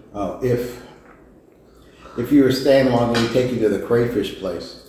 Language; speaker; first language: English; native; English